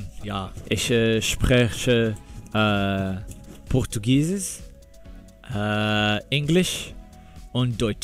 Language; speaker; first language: German; non-native, learner; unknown